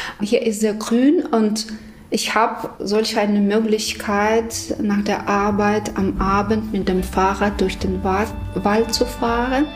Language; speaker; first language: German; non-native, fluent; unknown